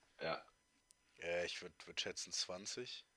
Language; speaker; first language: German; native; German